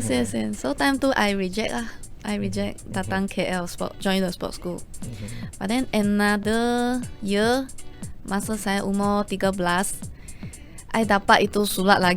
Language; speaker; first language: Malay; non-native, local second language; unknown